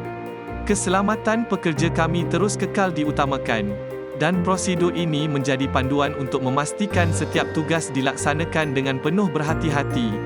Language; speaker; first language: Malay; native; Malay